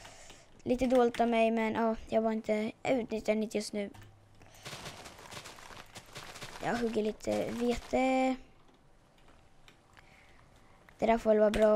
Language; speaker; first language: Swedish; native; Swedish